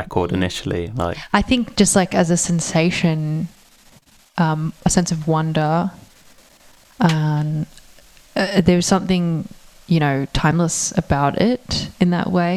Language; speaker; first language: English; native; English